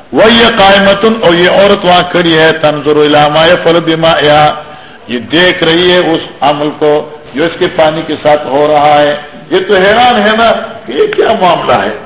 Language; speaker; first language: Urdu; non-native, local second language; Northern Hindko